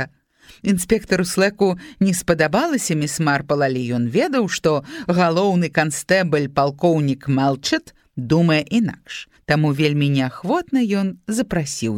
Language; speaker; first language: Belarusian; native; Belarusian